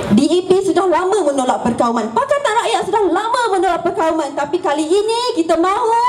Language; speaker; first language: Malay; native; Malay